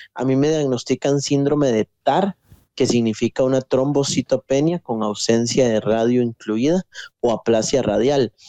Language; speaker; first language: Spanish; native; Spanish